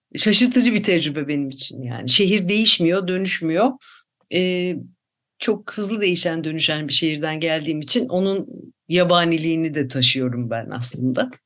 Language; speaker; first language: Turkish; native; Turkish